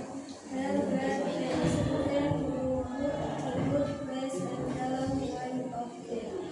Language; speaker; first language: English; non-native, learner; Indonesian